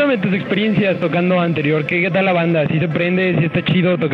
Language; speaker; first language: Spanish; native; Spanish